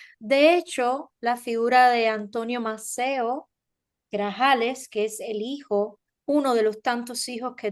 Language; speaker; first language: Spanish; native; Spanish